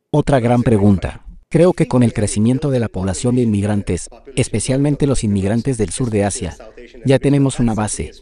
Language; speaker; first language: Spanish; non-native, fluent; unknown